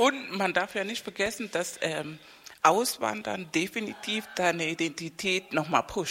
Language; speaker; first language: German; non-native, fluent; Spanish